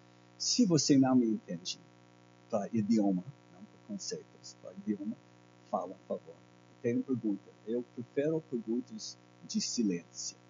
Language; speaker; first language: Portuguese; non-native, learner; English